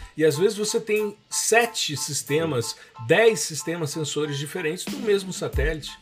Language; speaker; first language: Portuguese; native; Portuguese